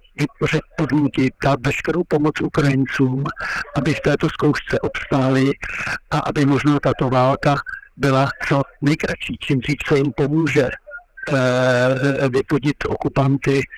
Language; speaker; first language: Czech; non-native, fluent; French